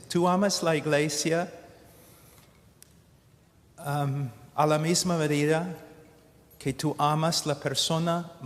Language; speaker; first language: Spanish; non-native, fluent; English